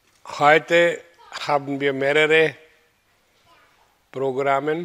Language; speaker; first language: German; non-native, fluent; Hindi